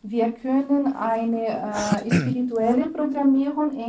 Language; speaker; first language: German; non-native, fluent; Portuguese